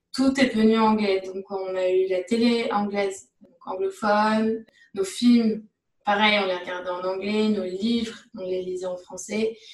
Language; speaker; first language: French; native; French